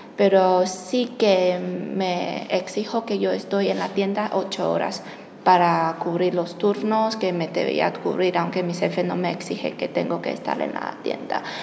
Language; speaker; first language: Spanish; non-native, fluent; Chinese